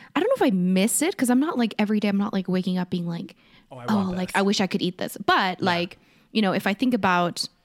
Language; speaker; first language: English; early bilingual, other home language; Korean